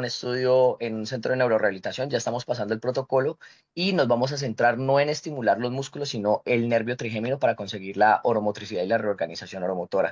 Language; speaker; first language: Spanish; native; Spanish